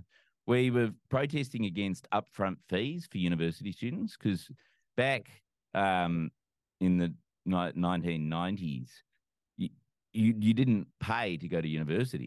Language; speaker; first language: English; native; English